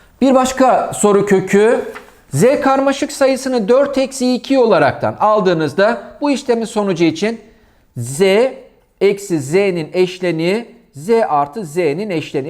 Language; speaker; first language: Turkish; native; Turkish